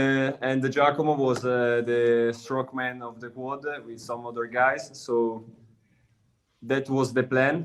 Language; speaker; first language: English; non-native, learner; Italian